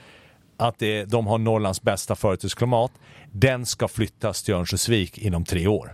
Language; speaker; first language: Swedish; native; Swedish